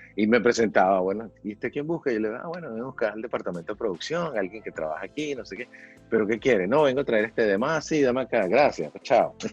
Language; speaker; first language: Spanish; native; Spanish